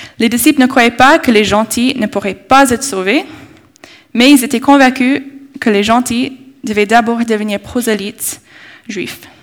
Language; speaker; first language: French; non-native, fluent; English